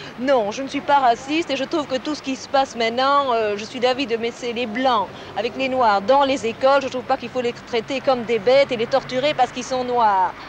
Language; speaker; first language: French; native; French